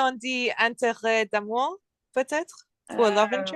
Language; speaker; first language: French; non-native, learner; English